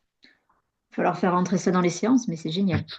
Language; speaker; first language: French; native; French